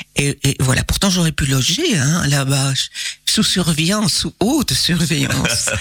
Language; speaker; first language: French; native; French